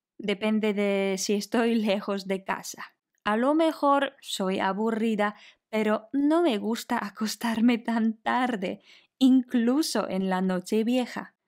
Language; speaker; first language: Spanish; non-native, fluent; Polish